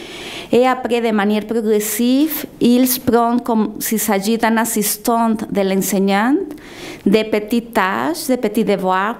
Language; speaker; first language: French; non-native, fluent; Spanish